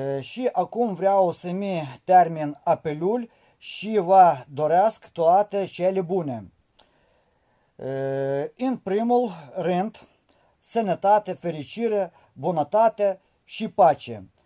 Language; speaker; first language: Romanian; non-native, learner; Ukrainian